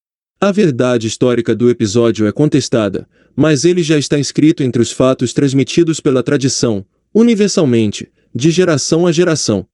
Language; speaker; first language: Portuguese; native; Portuguese